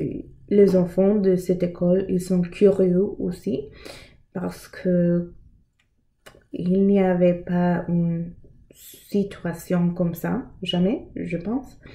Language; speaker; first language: French; non-native, learner; English